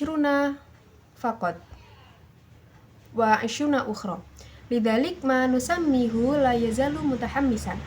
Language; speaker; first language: Arabic; non-native, learner; Indonesian